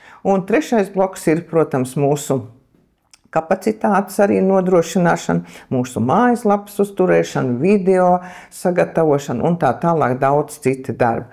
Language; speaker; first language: Latvian; native; Latvian